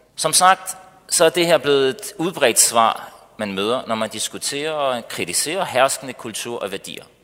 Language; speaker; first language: Danish; early bilingual, other home language; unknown